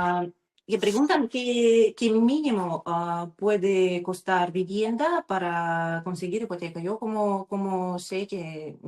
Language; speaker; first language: Spanish; non-native, learner; Russian